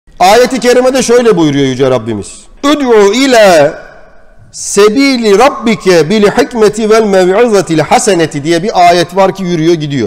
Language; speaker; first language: Turkish; native; Turkish